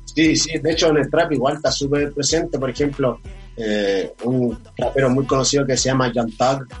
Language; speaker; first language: Spanish; non-native, fluent; Portuguese